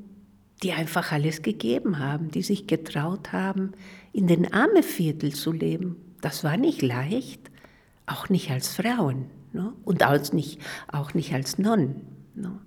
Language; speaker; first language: German; non-native, fluent; Spanish